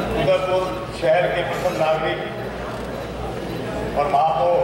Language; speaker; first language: Hindi; native; Hindi